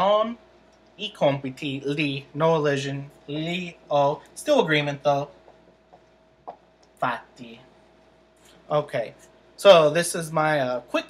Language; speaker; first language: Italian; non-native, fluent; English